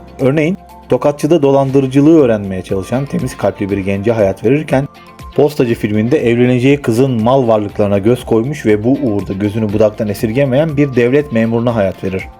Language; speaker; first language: Turkish; native; Turkish